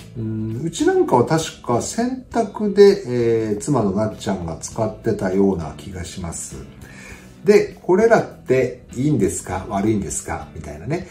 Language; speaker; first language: Japanese; native; Japanese